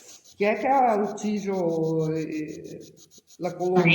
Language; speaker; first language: Italian; native; Italian